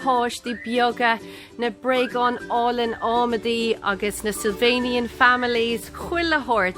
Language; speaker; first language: Irish; native; Irish